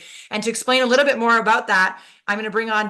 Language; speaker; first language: English; native; English